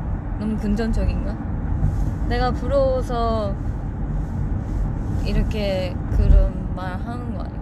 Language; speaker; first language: Korean; non-native, fluent; Japanese